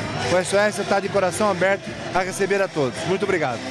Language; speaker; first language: Portuguese; native; Portuguese